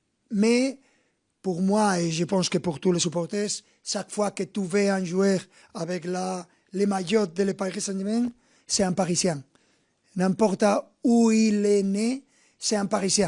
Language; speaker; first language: French; non-native, fluent; Spanish